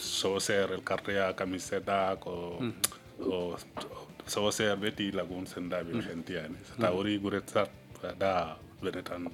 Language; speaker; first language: Basque; non-native, learner; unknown